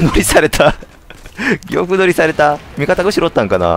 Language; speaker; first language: Japanese; native; Japanese